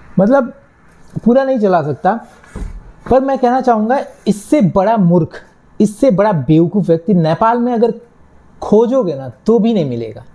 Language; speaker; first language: Hindi; native; Hindi